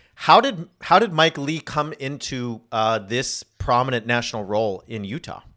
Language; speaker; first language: English; native; English